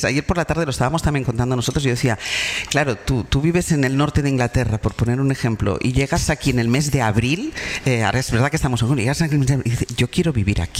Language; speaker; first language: Spanish; native; Spanish